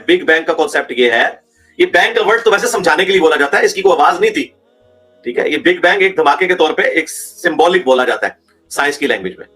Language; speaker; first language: Urdu; native; Urdu